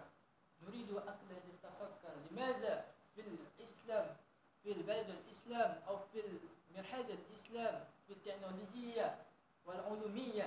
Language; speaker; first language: Arabic; non-native, learner; Malay